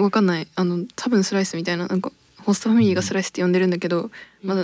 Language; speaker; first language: Japanese; native; Japanese